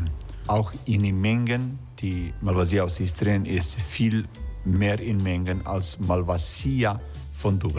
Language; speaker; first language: German; non-native, fluent; Croatian